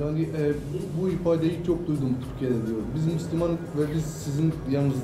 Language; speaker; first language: Turkish; non-native, fluent; Arabic